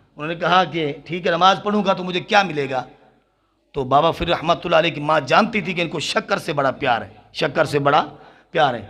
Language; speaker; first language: Urdu; non-native, local second language; Punjabi